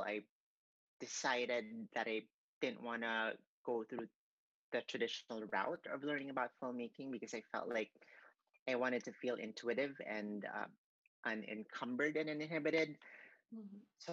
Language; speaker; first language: English; non-native, local second language; Cebuano